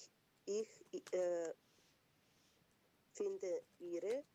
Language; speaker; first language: German; non-native, learner; Macedonian